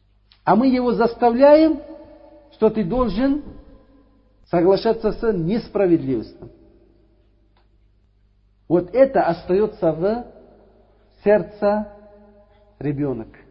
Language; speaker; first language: Russian; non-native, learner; Uzbek